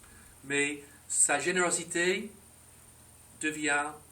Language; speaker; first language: French; non-native, fluent; English